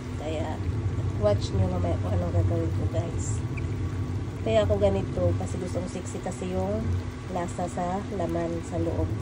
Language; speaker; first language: Filipino; native; Filipino